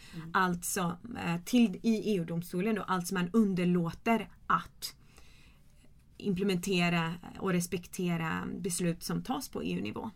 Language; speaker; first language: Swedish; early bilingual, other home language; Kurdish